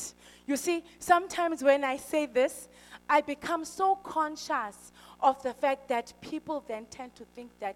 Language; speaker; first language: English; non-native, local second language; Xhosa